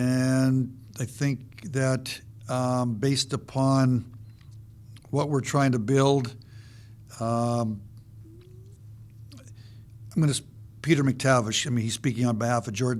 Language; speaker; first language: English; native; English